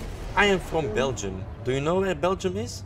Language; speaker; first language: English; non-native, learner; Dutch